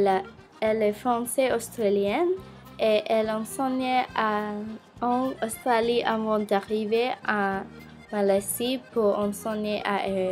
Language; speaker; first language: French; non-native, learner; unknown